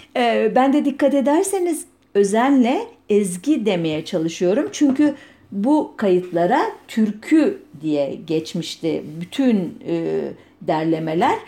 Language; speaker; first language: Turkish; native; Turkish